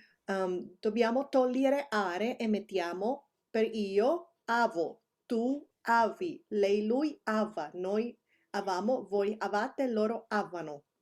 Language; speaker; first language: Italian; non-native, fluent; Spanish